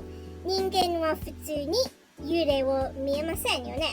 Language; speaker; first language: Japanese; non-native, learner; English